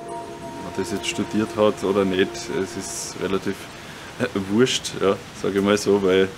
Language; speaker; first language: German; native; German